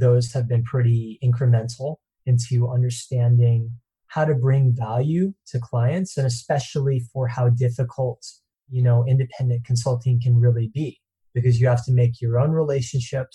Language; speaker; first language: English; native; English